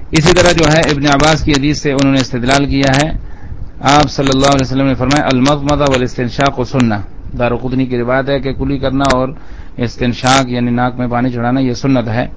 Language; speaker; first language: Urdu; non-native, local second language; Pashto